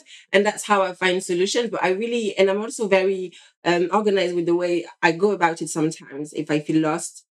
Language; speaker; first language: English; non-native, fluent; French